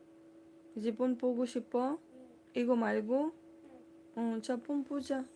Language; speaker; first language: Korean; non-native, learner; Cebuano